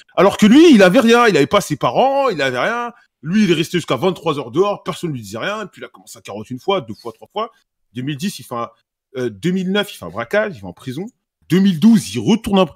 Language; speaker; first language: French; native; French